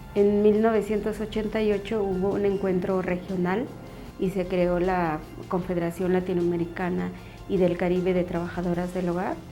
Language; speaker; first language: Spanish; non-native, local second language; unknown